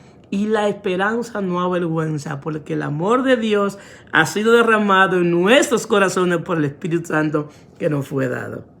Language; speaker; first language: Spanish; native; Spanish